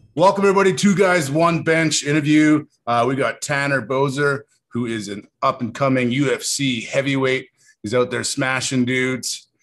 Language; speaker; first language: English; native; English